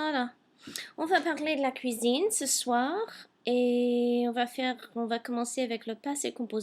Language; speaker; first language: French; non-native, fluent; English